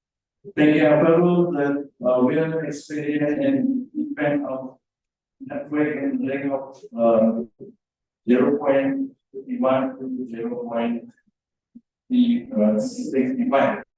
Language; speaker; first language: English; non-native, learner; Indonesian